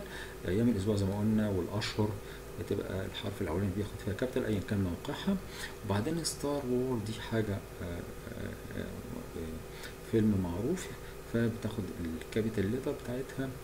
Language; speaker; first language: Arabic; native; Arabic